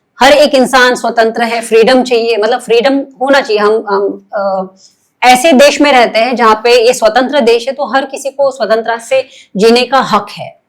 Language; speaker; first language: Hindi; non-native, local second language; Marathi